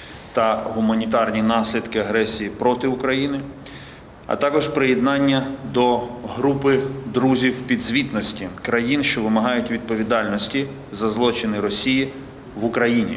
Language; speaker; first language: Ukrainian; native; Ukrainian